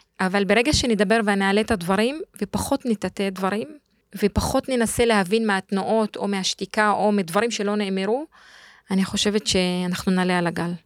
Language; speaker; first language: Hebrew; non-native, local second language; Arabic